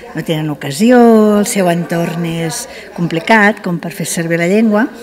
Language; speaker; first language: Catalan; native; Catalan